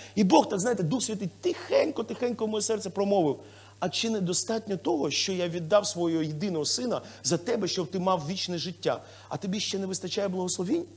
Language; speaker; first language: Ukrainian; non-native, local second language; Russian